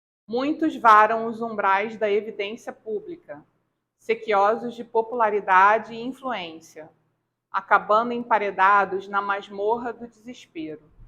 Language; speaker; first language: Portuguese; native; Portuguese